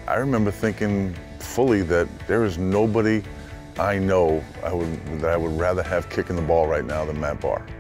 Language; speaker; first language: English; native; English